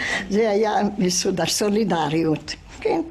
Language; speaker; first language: Hebrew; non-native, fluent; Hungarian